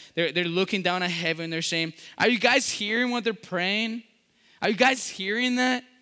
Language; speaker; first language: English; non-native, fluent; Spanish